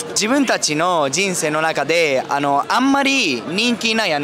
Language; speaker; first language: Japanese; early bilingual, heritage; Spanish